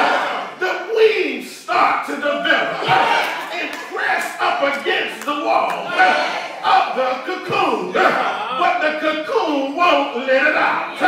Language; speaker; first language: English; native; English